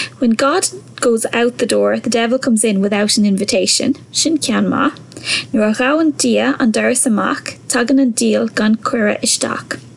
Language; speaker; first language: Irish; non-native, local second language; English